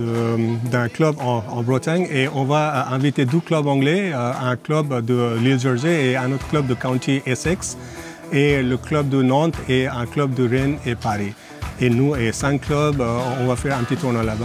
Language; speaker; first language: French; non-native, fluent; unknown